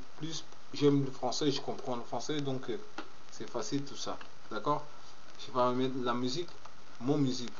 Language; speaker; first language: French; non-native, learner; Portuguese